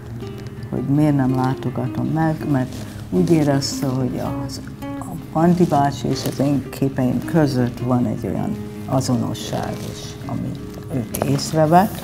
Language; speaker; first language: Hungarian; early bilingual, heritage; Hungarian